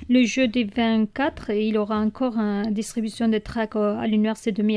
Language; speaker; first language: French; non-native, learner; Kurdish